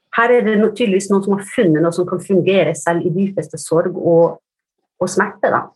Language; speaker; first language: Norwegian; early bilingual, other home language; Finnish